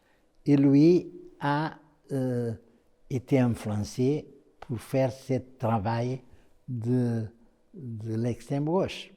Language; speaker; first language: French; non-native, fluent; Portuguese